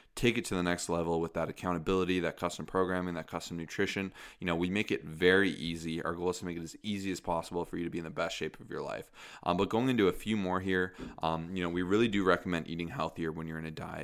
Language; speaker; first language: English; native; English